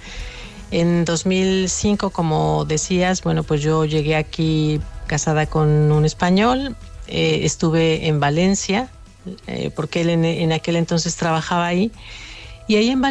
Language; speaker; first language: Spanish; native; Spanish